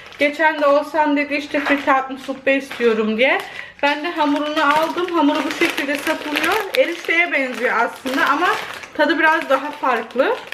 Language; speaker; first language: Turkish; early bilingual, other home language; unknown